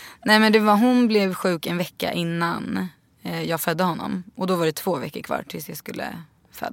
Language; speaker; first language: Swedish; native; Swedish